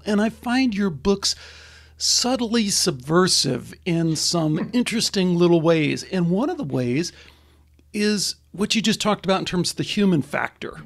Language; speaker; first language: English; native; English